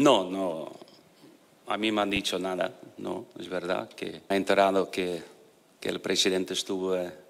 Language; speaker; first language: Spanish; non-native, fluent; Dutch